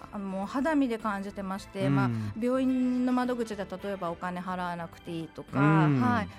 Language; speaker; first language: Japanese; native; Japanese